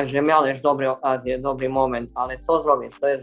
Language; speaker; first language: Polish; non-native, learner; Serbian